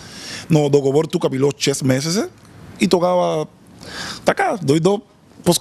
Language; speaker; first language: Bulgarian; non-native, learner; Spanish